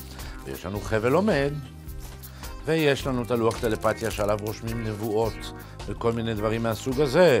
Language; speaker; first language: Hebrew; native; Hebrew